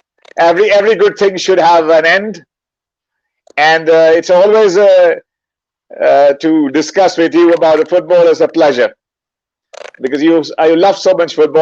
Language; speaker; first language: English; non-native, local second language; Bangla